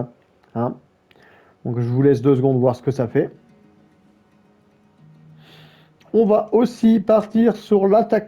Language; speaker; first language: French; native; French